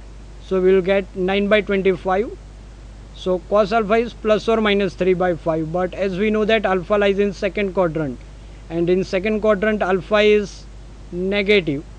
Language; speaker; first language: English; non-native, local second language; Gujarati